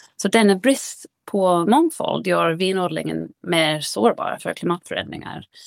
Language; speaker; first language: Swedish; non-native, fluent; English